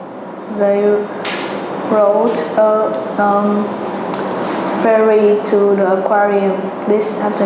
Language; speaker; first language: English; non-native, learner; Vietnamese